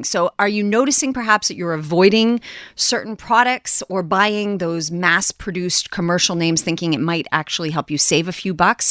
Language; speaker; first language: English; native; English